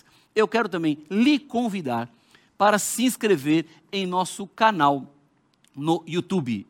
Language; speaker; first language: Portuguese; native; Portuguese